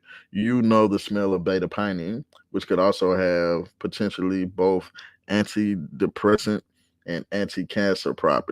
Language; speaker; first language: English; native; English